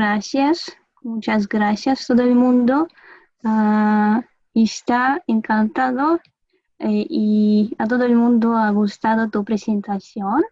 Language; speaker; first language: Spanish; non-native, fluent; Russian